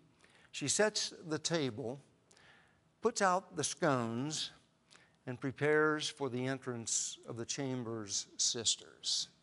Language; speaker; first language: English; native; English